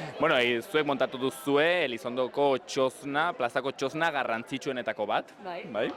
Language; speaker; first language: Basque; native; Basque